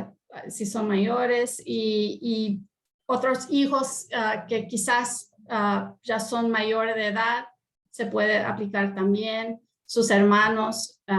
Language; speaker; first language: Spanish; early bilingual, heritage; Spanish